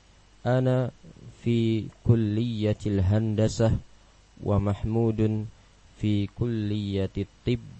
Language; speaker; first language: Arabic; non-native, fluent; Indonesian